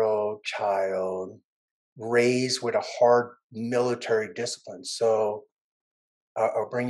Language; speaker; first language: English; early bilingual, other home language; Vietnamese